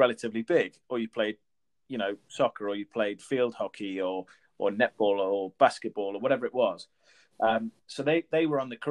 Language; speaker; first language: English; native; English